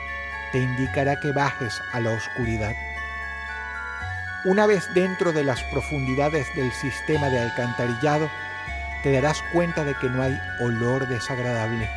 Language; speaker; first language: Spanish; native; Spanish